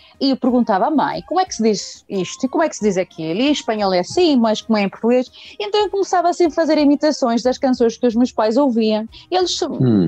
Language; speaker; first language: Portuguese; early bilingual, heritage; Portuguese